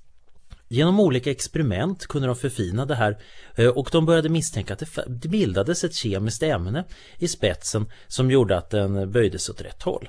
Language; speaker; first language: Swedish; native; Swedish